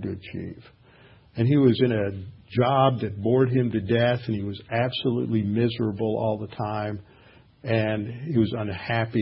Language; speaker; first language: English; native; English